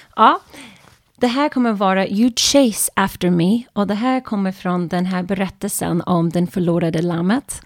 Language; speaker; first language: Swedish; non-native, fluent; English